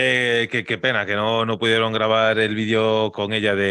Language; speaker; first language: Spanish; native; Spanish